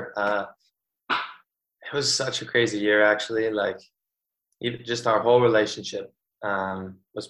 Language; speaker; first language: English; native; English